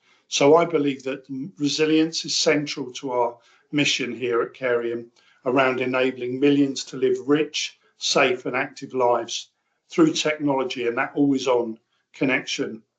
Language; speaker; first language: English; native; English